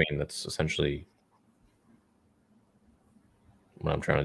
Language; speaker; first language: English; native; English